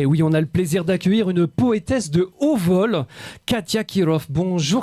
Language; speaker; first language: French; native; French